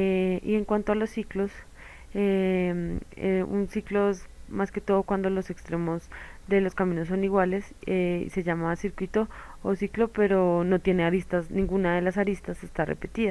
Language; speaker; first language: Spanish; native; Spanish